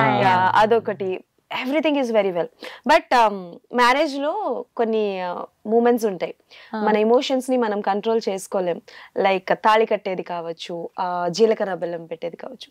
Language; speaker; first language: Telugu; native; Telugu